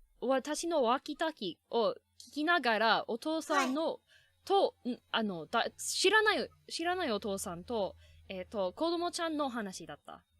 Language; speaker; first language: Japanese; non-native, learner; English